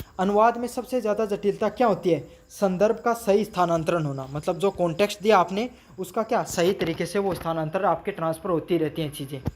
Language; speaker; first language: Hindi; native; Hindi